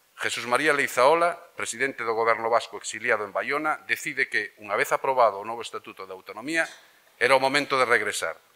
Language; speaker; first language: Galician; native; Galician